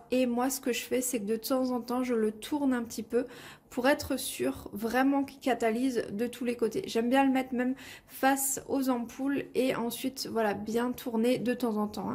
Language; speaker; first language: French; native; French